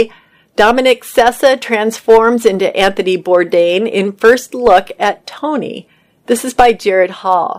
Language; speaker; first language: English; native; English